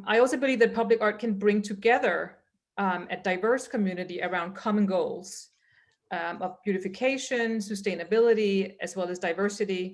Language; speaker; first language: English; non-native, fluent; Danish